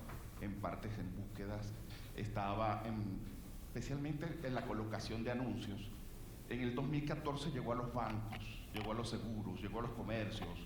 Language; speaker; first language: Spanish; native; Spanish